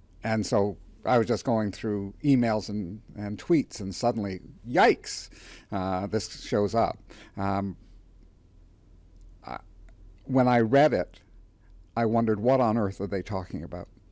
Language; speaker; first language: English; native; English